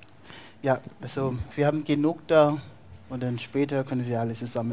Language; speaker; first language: German; non-native, fluent; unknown